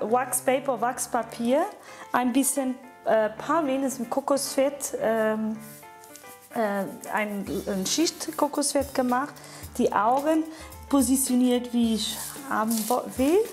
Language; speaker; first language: German; non-native, fluent; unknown